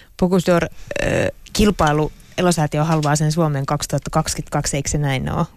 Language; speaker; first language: Finnish; native; Finnish